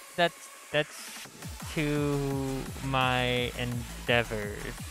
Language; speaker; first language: English; native; English